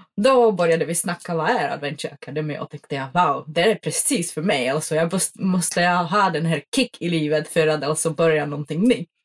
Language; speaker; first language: Swedish; non-native, fluent; Czech